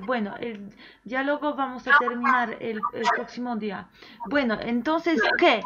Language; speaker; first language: Spanish; non-native, fluent; Polish